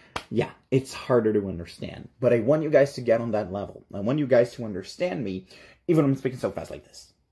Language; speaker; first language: English; non-native, fluent; Portuguese